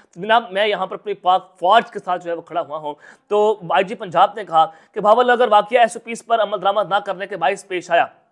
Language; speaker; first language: Urdu; non-native, local second language; Punjabi